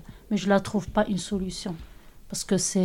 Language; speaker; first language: French; non-native, local second language; Arabic